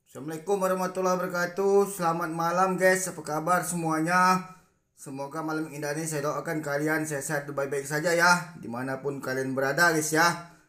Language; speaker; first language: Indonesian; non-native, local second language; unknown